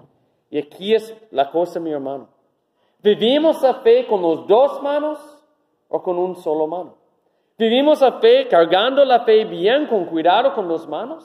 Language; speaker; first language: Spanish; non-native, learner; English